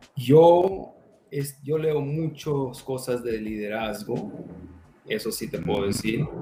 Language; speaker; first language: Spanish; early bilingual, heritage; Spanish